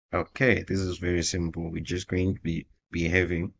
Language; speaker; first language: English; non-native, local second language; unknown